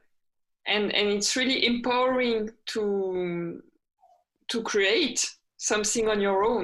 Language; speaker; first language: English; non-native, fluent; French